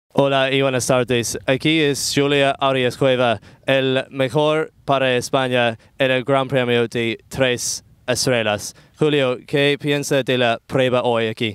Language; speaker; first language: Spanish; non-native, learner; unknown